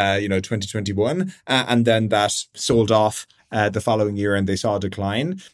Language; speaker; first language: English; native; English